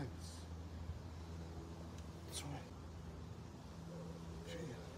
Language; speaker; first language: German; non-native, learner; Chechen